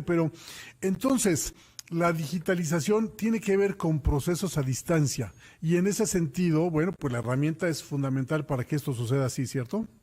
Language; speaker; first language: Spanish; native; Spanish